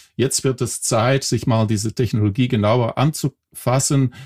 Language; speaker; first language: German; non-native, fluent; Dutch